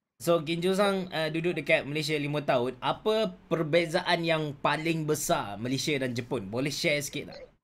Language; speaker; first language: Malay; native; Malay